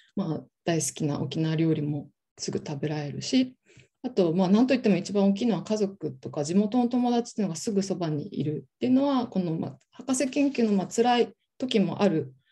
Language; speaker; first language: Japanese; native; Japanese